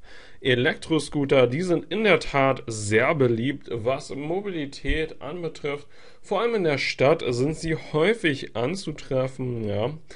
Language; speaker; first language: German; native; German